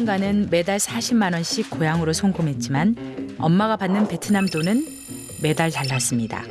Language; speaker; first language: Korean; native; Korean